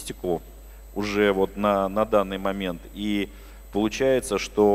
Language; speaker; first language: Russian; native; Russian